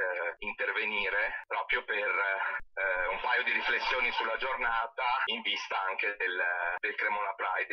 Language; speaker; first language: Italian; native; Italian